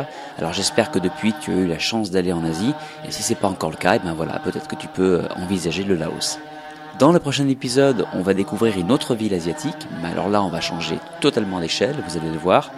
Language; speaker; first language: French; native; French